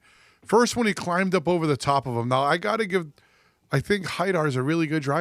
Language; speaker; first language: English; native; English